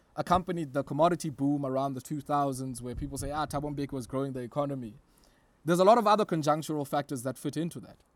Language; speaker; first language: English; non-native, local second language; Xhosa